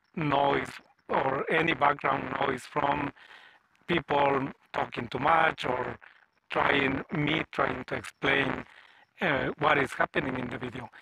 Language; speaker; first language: English; non-native, fluent; Spanish